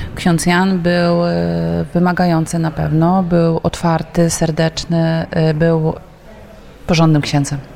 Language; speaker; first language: Polish; native; Polish